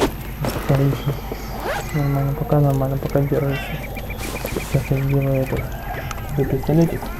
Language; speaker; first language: Russian; native; Russian